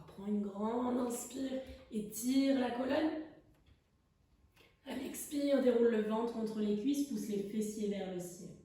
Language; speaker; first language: French; native; French